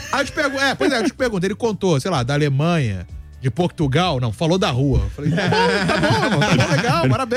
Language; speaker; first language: Portuguese; native; Portuguese